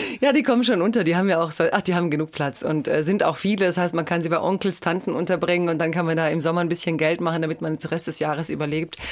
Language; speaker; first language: German; early bilingual, other home language; Croatian